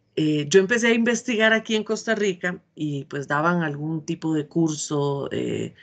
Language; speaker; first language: Spanish; native; Spanish